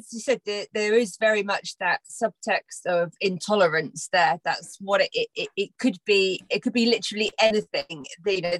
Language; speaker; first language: English; native; English